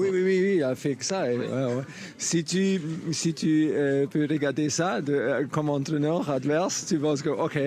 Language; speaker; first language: French; non-native, fluent; German